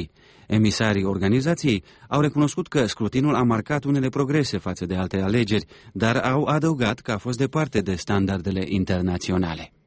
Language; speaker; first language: Romanian; native; Romanian